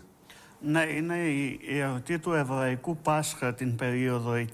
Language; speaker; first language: Greek; native; Greek